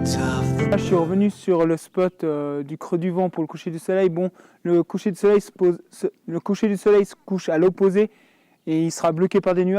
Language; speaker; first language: French; native; French